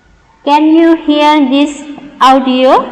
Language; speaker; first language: English; non-native, learner; Indonesian